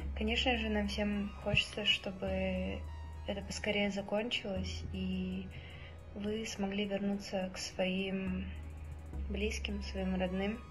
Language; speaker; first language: Russian; native; Russian